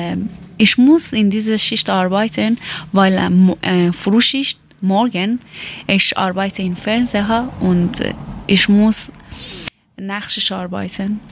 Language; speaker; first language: German; non-native, learner; Persian